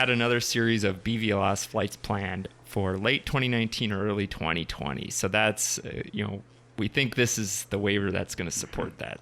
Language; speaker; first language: English; native; English